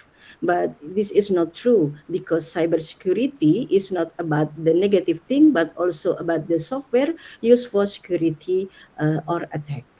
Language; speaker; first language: English; non-native, learner; Indonesian